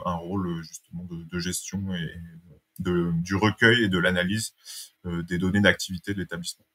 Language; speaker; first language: French; native; French